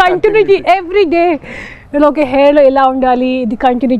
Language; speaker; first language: Telugu; non-native, fluent; Hindi